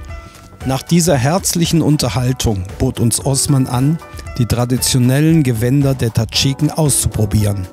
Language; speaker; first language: German; native; German